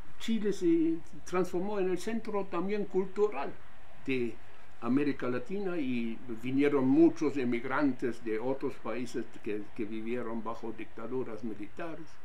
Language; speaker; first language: Spanish; non-native, fluent; German